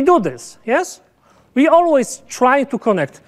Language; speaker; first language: English; non-native, fluent; Polish